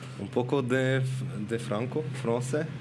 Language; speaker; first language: Portuguese; non-native, learner; Swiss German